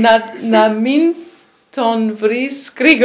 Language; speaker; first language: Greek; non-native, learner; German